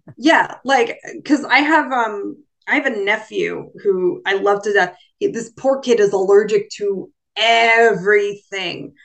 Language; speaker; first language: English; early bilingual, other home language; Italian